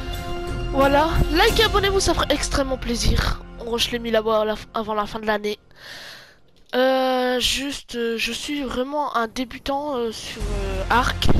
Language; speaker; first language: French; native; French